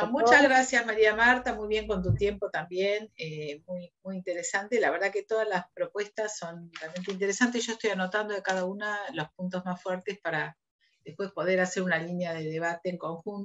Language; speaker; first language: Spanish; native; Spanish